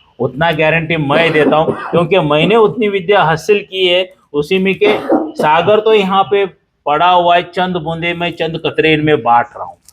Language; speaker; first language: Hindi; non-native, local second language; Marathi